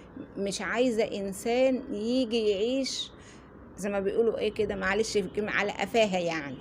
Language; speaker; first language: Arabic; native; Arabic